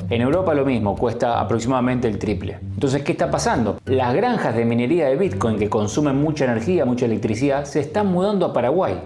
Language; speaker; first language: Spanish; native; Spanish